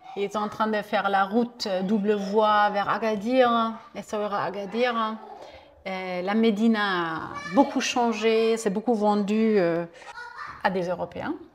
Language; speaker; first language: French; non-native, fluent; German